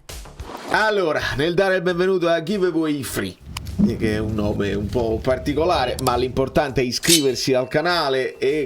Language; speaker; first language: Italian; native; Italian